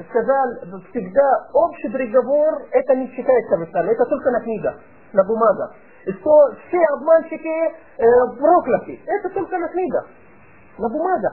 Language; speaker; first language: Russian; non-native, fluent; Arabic